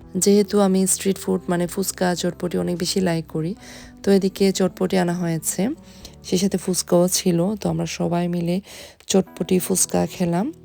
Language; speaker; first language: Bangla; native; Bangla